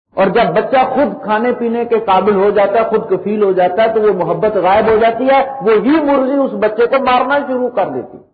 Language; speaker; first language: Urdu; non-native, local second language; Punjabi